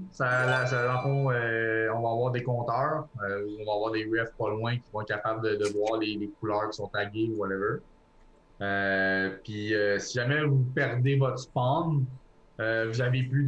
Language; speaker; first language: French; native; French